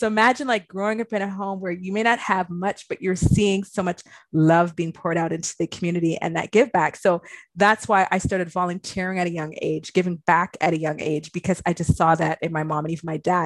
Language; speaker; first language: English; native; English